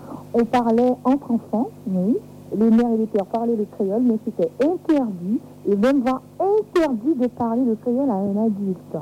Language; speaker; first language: French; native; French